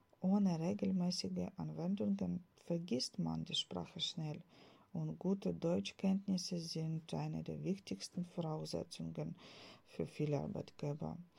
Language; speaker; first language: German; non-native, fluent; Ukrainian